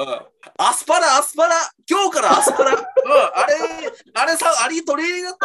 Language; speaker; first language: Japanese; native; Japanese